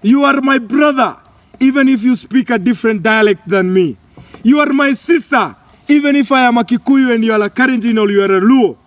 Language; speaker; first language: English; non-native, local second language; Kikuyu